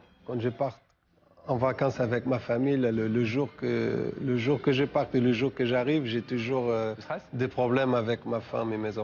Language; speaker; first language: French; non-native, fluent; Portuguese